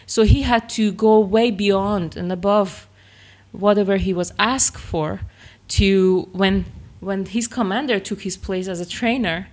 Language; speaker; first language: English; non-native, fluent; Persian